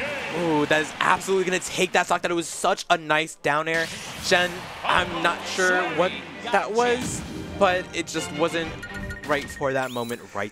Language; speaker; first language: English; native; English